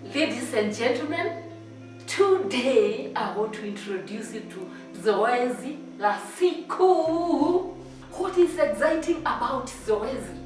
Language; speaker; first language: English; non-native, local second language; Swahili